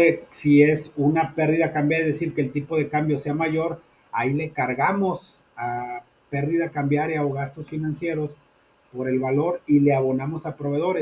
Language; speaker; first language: Spanish; native; Spanish